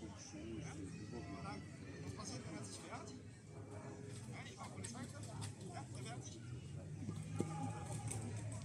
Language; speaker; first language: German; non-native, fluent; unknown